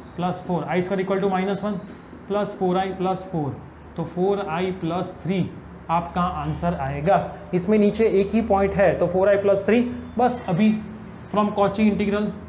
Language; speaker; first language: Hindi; non-native, local second language; Gujarati